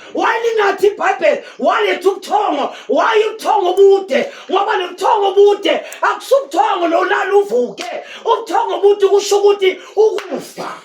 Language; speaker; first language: Zulu; non-native, local second language; Afrikaans